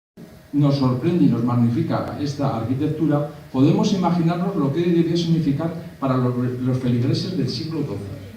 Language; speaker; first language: Spanish; native; Spanish